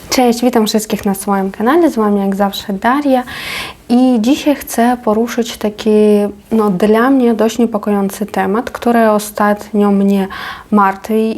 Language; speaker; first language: Polish; non-native, fluent; Ukrainian